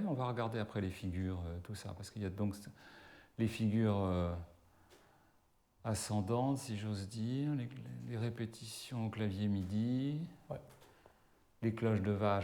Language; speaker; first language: French; native; French